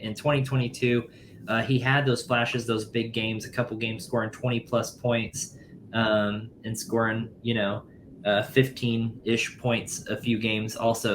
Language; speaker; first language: English; native; English